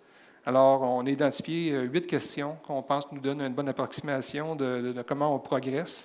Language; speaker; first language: French; native; French